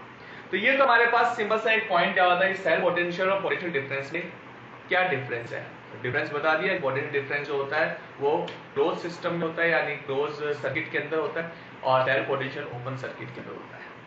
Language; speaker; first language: Hindi; native; Hindi